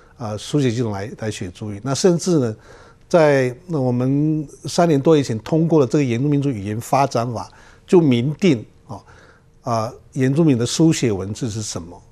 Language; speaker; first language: Chinese; non-native, local second language; Amis